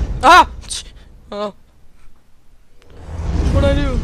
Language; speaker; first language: English; native; English